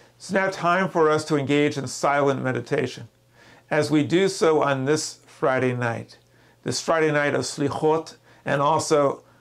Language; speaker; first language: English; native; English